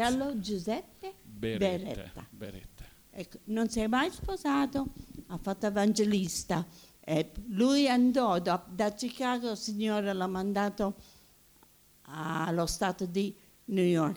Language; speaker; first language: Italian; early bilingual, heritage; Italian